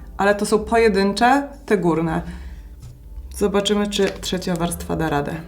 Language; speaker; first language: Polish; native; Polish